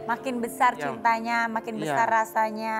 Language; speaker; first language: Indonesian; native; Indonesian